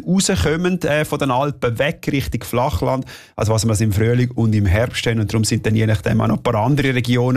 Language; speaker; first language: German; native; German